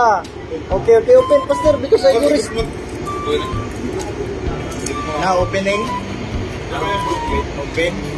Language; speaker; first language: English; non-native, learner; Filipino